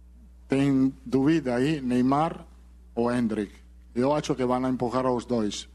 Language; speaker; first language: Portuguese; non-native, learner; Spanish